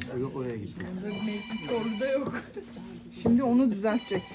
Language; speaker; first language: Turkish; native; Turkish